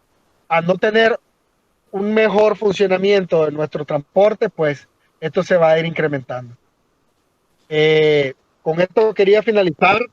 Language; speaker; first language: Spanish; native; Spanish